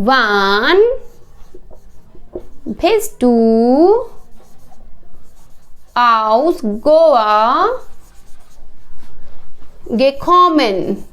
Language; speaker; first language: German; non-native, fluent; Hindi